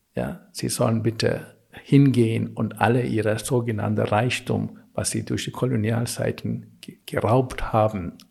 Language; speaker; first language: German; non-native, fluent; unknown